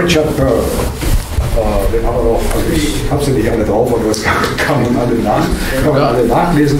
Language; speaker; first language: German; native; German